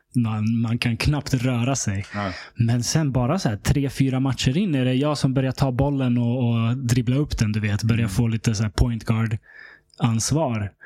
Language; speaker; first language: Swedish; early bilingual, other home language; Serbian